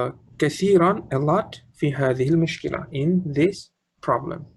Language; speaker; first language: Arabic; non-native, fluent; English